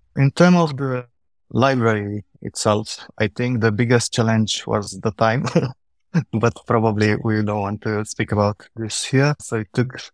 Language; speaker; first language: English; non-native, fluent; Romanian